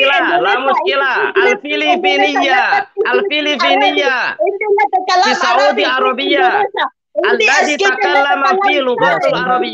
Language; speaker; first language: Arabic; non-native, learner; Indonesian